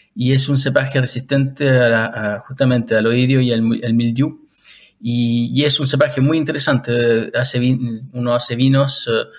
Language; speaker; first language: Spanish; native; Spanish